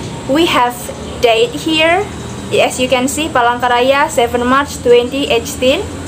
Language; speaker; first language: English; non-native, fluent; Indonesian